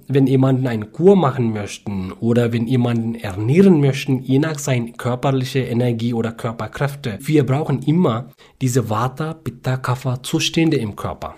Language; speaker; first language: German; non-native, learner; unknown